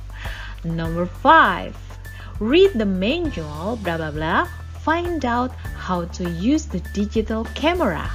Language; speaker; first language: English; non-native, fluent; Indonesian